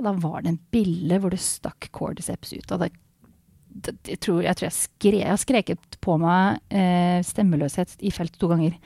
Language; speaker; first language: Norwegian; native; Norwegian